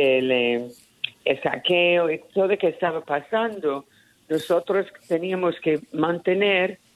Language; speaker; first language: Spanish; early bilingual, heritage; Spanish